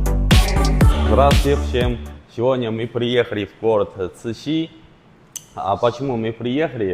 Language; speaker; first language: Russian; non-native, learner; Chinese